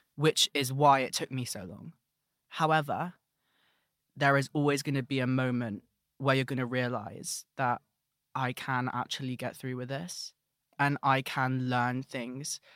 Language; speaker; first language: English; native; English